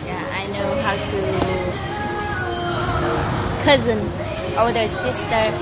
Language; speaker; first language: English; non-native, learner; Vietnamese